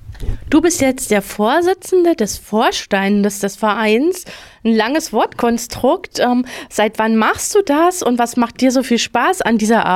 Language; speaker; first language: German; native; German